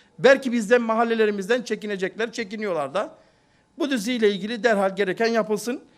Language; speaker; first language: Turkish; native; Turkish